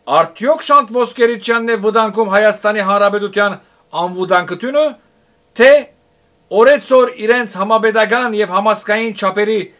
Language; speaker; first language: Armenian; early bilingual, heritage; Armenian